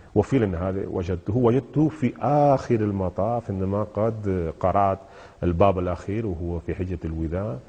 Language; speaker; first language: Arabic; non-native, fluent; Spanish